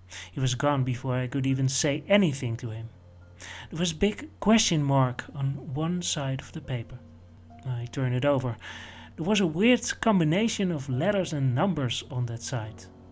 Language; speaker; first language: English; non-native, fluent; Dutch